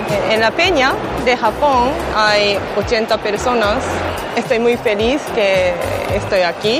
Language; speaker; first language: Spanish; non-native, learner; Japanese